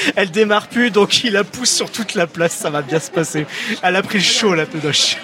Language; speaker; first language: French; native; French